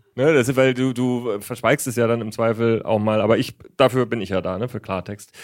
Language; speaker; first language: German; native; German